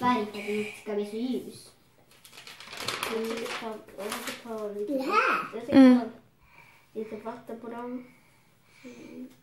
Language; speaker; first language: Swedish; early bilingual, other home language; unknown